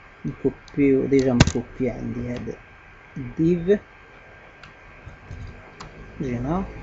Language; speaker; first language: Arabic; native; Arabic